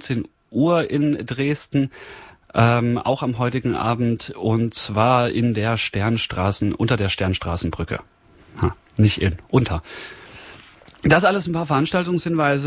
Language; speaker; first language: German; native; German